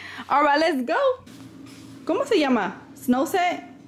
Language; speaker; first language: Spanish; early bilingual, heritage; Spanish